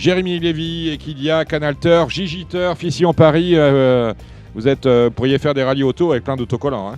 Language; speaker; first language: French; native; French